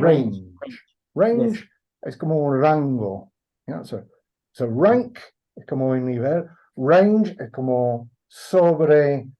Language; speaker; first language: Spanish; non-native, fluent; English